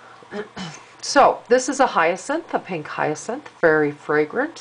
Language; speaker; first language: English; native; English